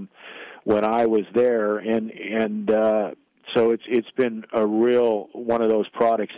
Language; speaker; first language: English; native; English